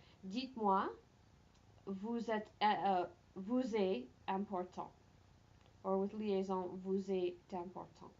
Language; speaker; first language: French; non-native, fluent; English